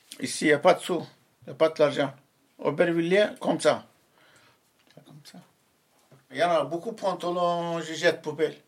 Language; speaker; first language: French; non-native, learner; Arabic